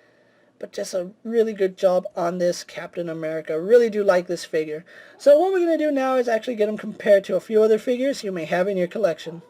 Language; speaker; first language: English; native; English